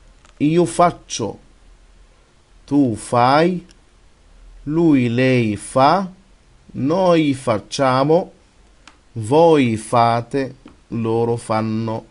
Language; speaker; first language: Italian; non-native, fluent; Arabic